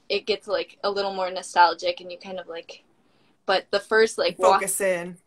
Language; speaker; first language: English; native; English